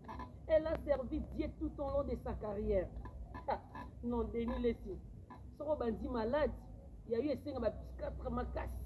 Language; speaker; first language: French; non-native, local second language; Lingala